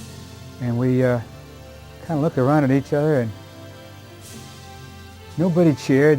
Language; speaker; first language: English; native; English